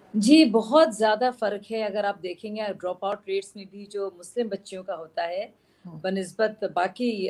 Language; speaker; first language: Hindi; native; Hindi